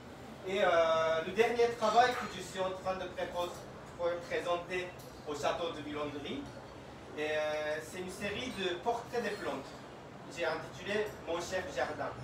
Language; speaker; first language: French; non-native, fluent; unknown